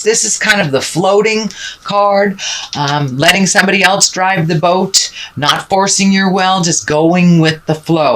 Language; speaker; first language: English; native; English